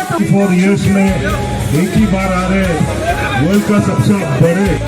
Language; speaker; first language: Hindi; non-native, local second language; Malayalam